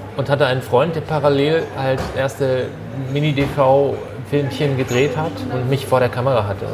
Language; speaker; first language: German; early bilingual, other home language; Turkish